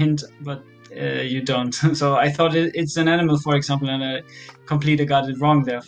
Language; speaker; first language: English; non-native, fluent; German